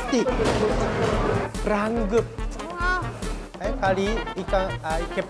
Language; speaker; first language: Indonesian; non-native, learner; Japanese